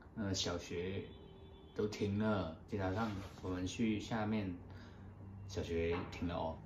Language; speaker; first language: Chinese; native; Chinese